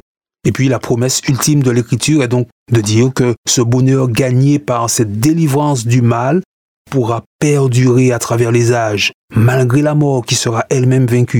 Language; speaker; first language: French; native; French